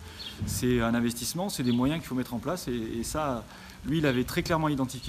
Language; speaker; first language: French; native; French